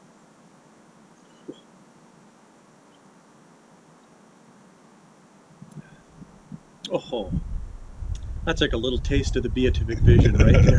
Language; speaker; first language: English; native; English